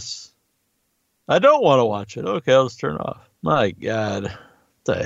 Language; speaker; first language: English; native; English